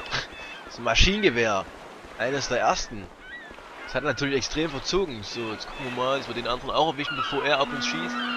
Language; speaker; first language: German; native; German